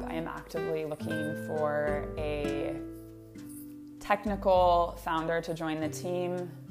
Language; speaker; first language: English; native; English